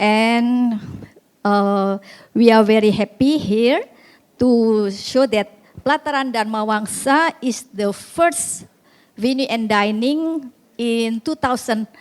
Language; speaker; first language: English; non-native, fluent; Indonesian